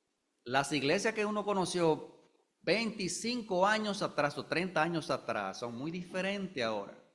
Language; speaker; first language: Spanish; native; Spanish